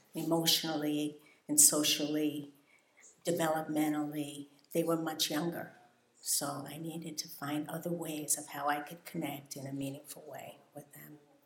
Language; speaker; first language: English; native; English